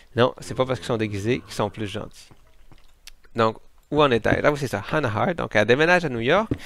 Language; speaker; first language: French; native; French